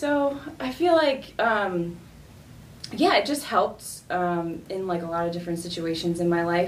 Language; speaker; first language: English; native; English